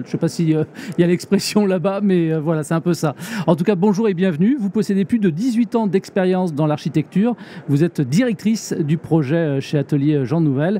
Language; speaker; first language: French; native; French